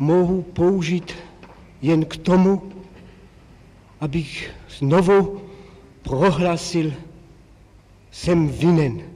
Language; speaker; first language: Czech; non-native, fluent; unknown